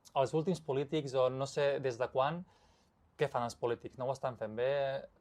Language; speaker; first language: Catalan; native; Catalan